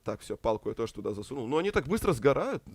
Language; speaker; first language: Russian; native; Russian